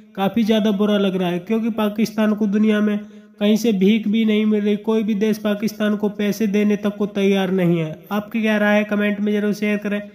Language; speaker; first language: Hindi; native; Hindi